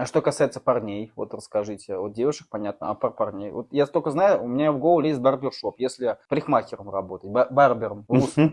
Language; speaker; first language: Russian; native; Russian